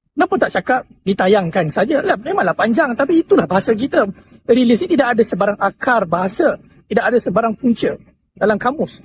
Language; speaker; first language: Malay; native; Malay